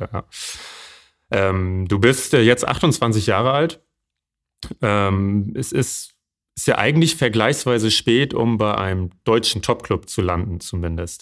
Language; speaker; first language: German; native; German